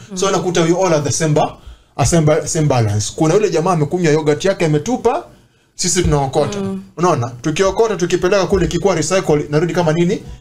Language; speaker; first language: Swahili; non-native, local second language; Luo (Kenya and Tanzania)